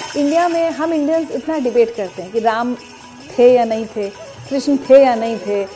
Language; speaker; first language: Hindi; native; Hindi